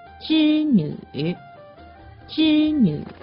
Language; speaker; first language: Chinese; native; Chinese